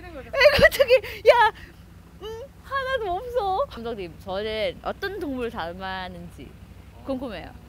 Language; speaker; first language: Korean; non-native, fluent; Indonesian